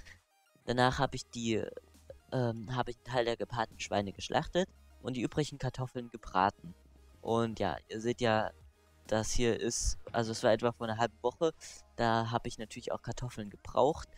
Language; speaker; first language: German; native; German